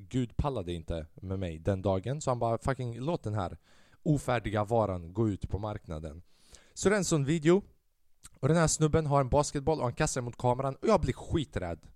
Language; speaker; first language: Swedish; early bilingual, other home language; Albanian